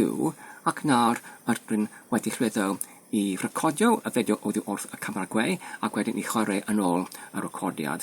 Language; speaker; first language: Welsh; non-native, fluent; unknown